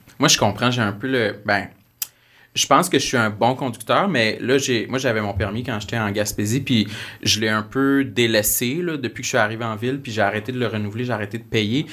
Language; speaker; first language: French; native; French